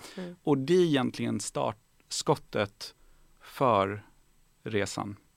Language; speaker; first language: Swedish; early bilingual, other home language; Persian